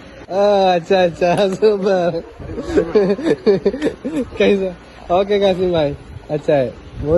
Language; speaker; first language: Hindi; non-native, local second language; Malayalam